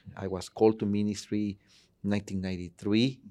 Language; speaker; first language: English; non-native, fluent; Spanish